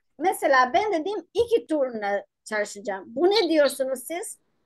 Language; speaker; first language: Turkish; non-native, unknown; Albanian